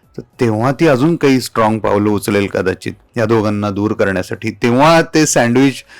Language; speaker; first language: Marathi; native; Marathi